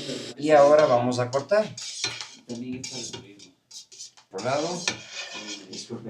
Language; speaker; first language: Spanish; native; Spanish